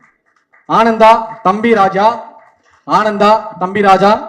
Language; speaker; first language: Tamil; native; Tamil